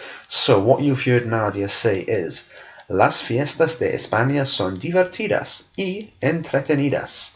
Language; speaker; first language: Spanish; non-native, fluent; English